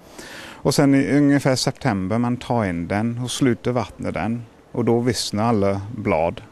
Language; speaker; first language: Swedish; non-native, fluent; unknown